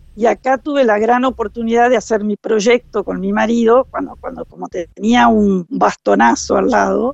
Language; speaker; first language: Spanish; native; Spanish